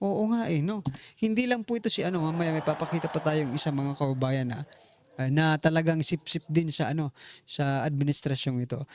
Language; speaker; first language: Filipino; non-native, local second language; Waray